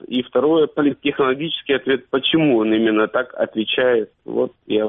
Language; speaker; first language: Russian; native; Russian